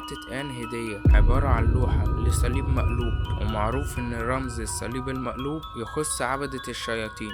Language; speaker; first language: Arabic; native; Arabic